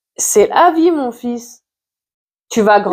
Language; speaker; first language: French; native; French